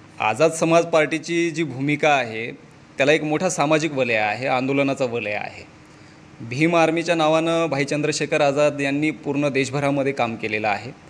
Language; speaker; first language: Marathi; native; Marathi